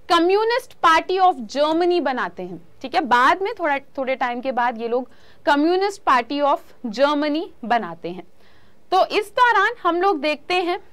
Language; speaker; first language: Hindi; native; Hindi